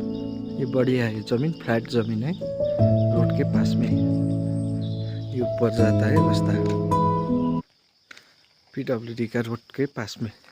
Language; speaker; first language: Hindi; non-native, local second language; Nepali